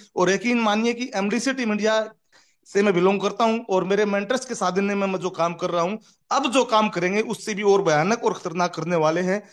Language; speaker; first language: Hindi; native; Hindi